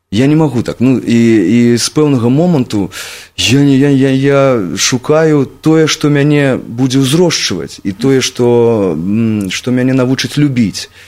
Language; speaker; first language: Belarusian; non-native, local second language; Russian